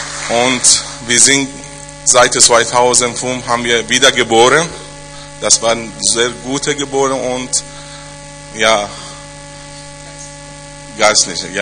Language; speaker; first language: German; non-native, learner; Persian